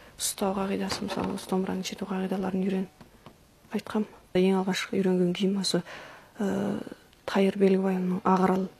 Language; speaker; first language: Kazakh; native; Kazakh